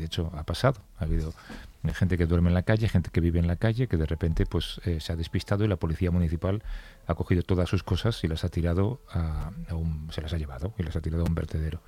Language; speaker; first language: Spanish; native; Spanish